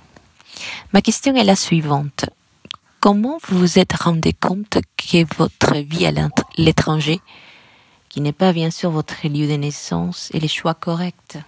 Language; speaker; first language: French; non-native, fluent; Spanish